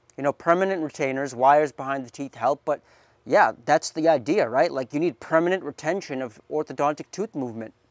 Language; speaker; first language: English; native; English